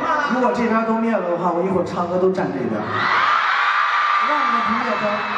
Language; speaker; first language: Chinese; native; Chinese